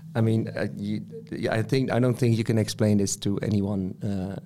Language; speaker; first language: English; non-native, fluent; Dutch